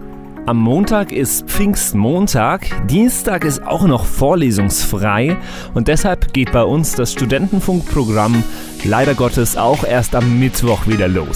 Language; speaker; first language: German; native; German